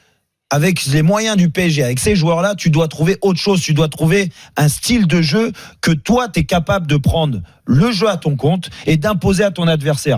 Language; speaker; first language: French; native; French